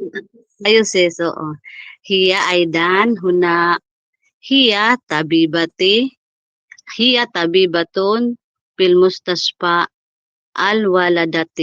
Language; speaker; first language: Arabic; non-native, learner; Filipino